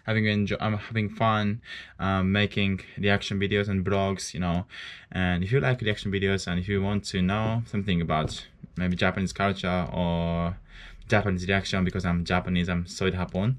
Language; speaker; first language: English; non-native, fluent; Japanese